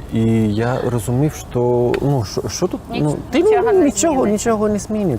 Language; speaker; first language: Ukrainian; non-native, fluent; Spanish